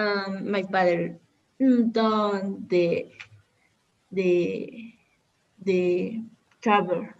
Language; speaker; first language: English; non-native, learner; Spanish